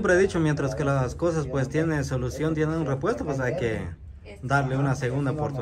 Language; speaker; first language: Spanish; native; Spanish